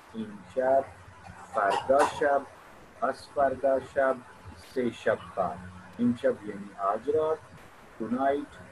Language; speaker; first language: Persian; non-native, fluent; Urdu